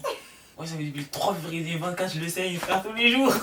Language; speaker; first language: French; native; French